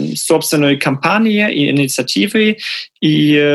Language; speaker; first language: Russian; non-native, fluent; German